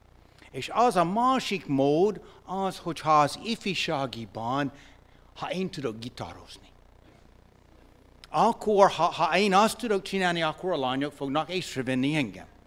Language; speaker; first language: Hungarian; non-native, fluent; English